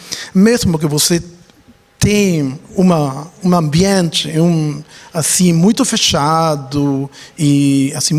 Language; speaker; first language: Portuguese; non-native, fluent; Spanish